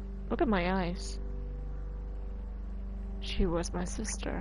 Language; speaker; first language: English; native; English